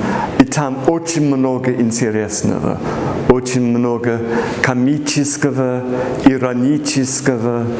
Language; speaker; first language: Russian; non-native, fluent; English